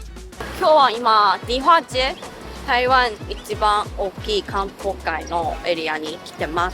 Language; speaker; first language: Japanese; non-native, local second language; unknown